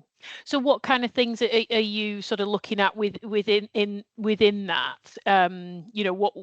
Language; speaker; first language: English; native; English